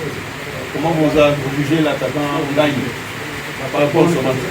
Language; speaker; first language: French; non-native, local second language; Kinyarwanda